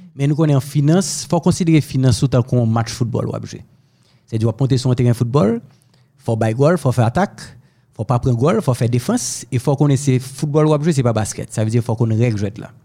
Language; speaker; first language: French; non-native, local second language; Haitian Creole